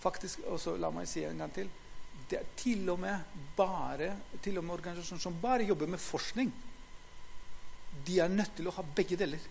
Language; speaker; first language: Norwegian; non-native, fluent; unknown